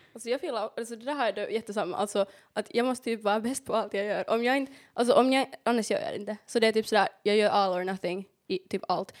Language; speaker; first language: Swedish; native; Swedish